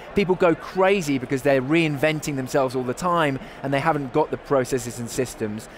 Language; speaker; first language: English; native; English